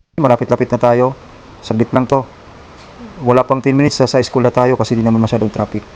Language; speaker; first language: Filipino; non-native, local second language; Waray